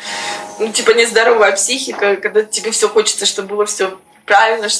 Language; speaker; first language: Russian; native; Russian